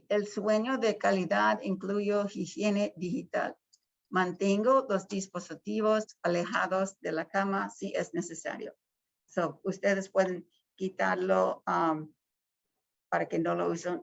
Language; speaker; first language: Spanish; early bilingual, heritage; Spanish